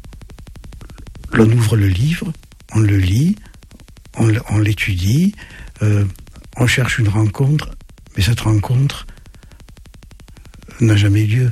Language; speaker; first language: French; native; French